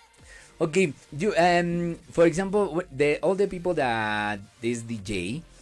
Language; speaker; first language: English; non-native, learner; Spanish